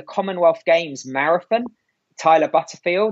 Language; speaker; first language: English; native; English